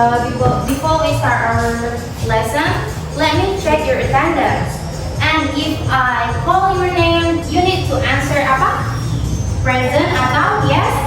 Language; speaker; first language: English; non-native, learner; Indonesian